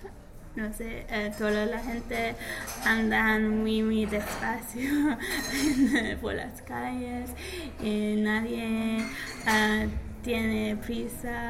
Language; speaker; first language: Spanish; non-native, learner; English